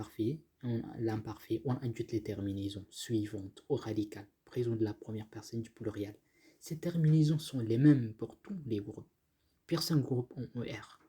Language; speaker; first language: French; non-native, fluent; Tigrinya